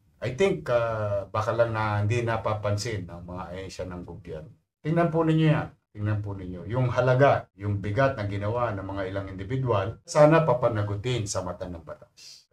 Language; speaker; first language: Filipino; native; Filipino